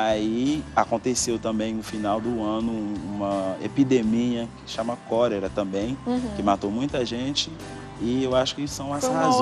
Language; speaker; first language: Portuguese; non-native, fluent; Haitian Creole